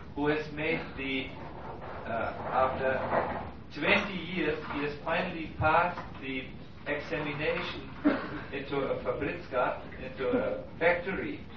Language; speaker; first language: English; non-native, fluent; German